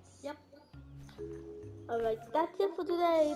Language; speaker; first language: English; native; English